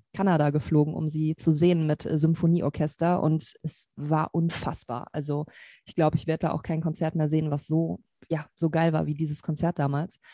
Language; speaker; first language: German; native; German